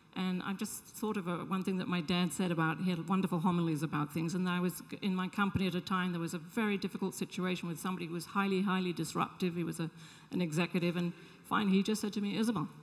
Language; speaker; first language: English; native; English